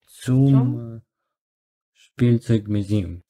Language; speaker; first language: German; non-native, learner; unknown